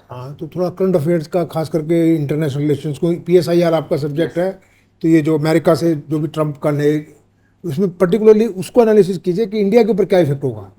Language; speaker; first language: Hindi; native; Hindi